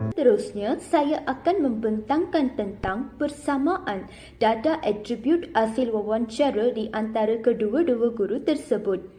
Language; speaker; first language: Malay; non-native, local second language; Tamil